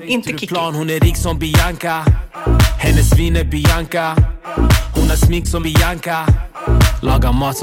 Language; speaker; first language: Swedish; native; Swedish